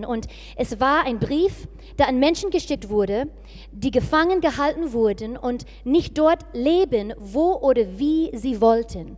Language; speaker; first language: German; non-native, fluent; English